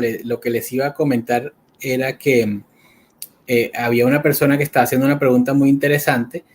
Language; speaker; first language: Spanish; native; Spanish